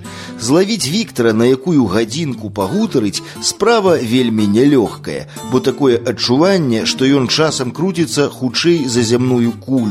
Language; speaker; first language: Belarusian; native; Belarusian